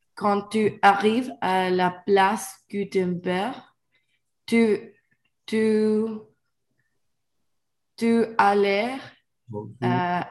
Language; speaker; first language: French; non-native, learner; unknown